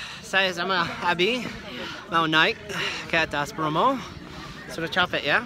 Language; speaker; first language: Indonesian; non-native, fluent; English